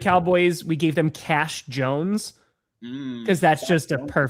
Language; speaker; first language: English; native; English